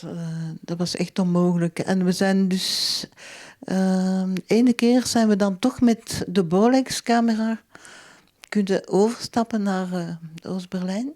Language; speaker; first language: Dutch; non-native, local second language; French